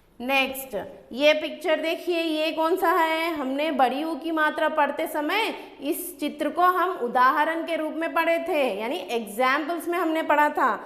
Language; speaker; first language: Hindi; native; Hindi